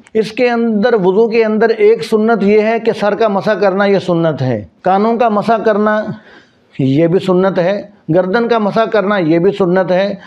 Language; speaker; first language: Urdu; non-native, local second language; Punjabi